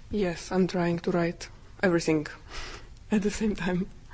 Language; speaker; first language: English; non-native, fluent; Czech